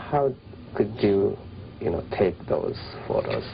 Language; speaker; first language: English; non-native, fluent; Japanese